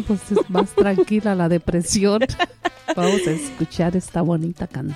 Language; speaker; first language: Spanish; native; Spanish